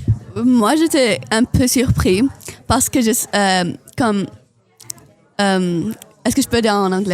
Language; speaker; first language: French; non-native, local second language; Arabic